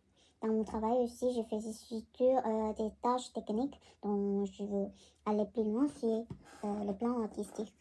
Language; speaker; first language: French; non-native, learner; Korean